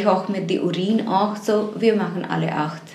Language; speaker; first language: German; non-native, fluent; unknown